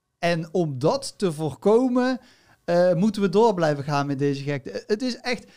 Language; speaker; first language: Dutch; native; Dutch